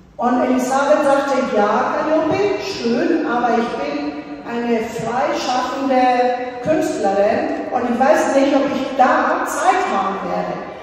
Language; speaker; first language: German; non-native, fluent; Greek